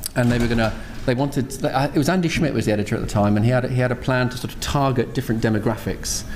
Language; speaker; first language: English; native; English